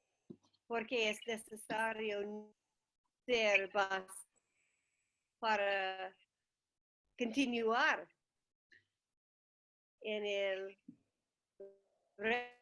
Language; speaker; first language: Spanish; non-native, learner; English